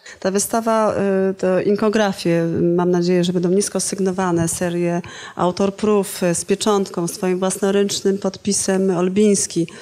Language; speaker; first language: Polish; native; Polish